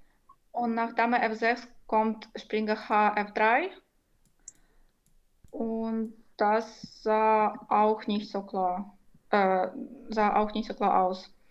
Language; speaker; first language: German; non-native, fluent; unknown